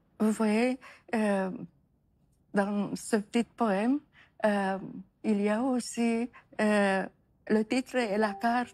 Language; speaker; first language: French; non-native, fluent; Romanian